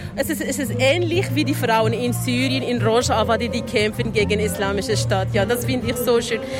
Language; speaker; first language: German; non-native, fluent; Kurdish